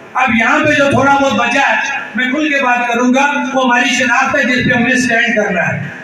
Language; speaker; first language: Hindi; non-native, local second language; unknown